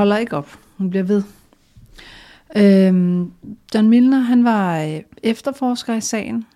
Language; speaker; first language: Danish; native; Danish